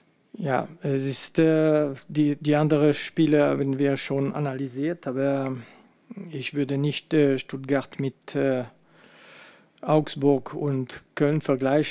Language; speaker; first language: German; non-native, fluent; French